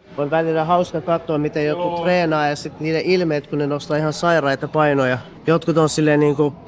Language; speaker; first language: Finnish; early bilingual, other home language; Kurdish